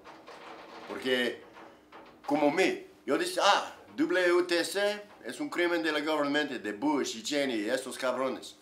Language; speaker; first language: Spanish; non-native, learner; English